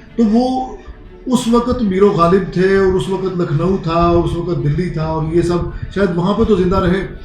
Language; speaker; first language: Urdu; non-native, local second language; Punjabi